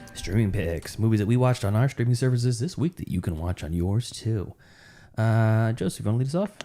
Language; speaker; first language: English; native; English